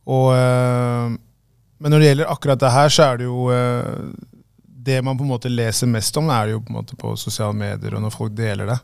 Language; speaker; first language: Norwegian; early bilingual, other home language; Tigrinya